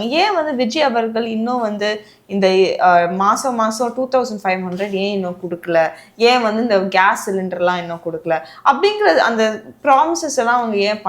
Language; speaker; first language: Tamil; native; Tamil